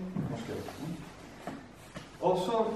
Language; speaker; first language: Danish; non-native, fluent; Vietnamese